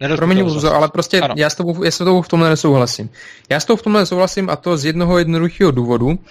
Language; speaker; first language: Czech; non-native, fluent; Russian